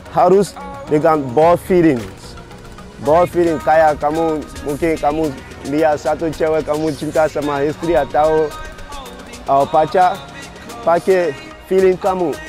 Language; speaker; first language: Indonesian; non-native, fluent; English